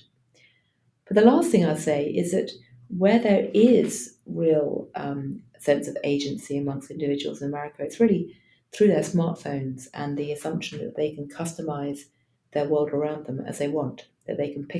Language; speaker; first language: English; native; English